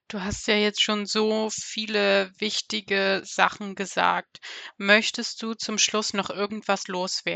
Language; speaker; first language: German; native; German